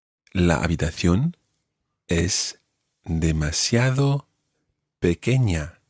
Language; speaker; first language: Spanish; non-native, fluent; English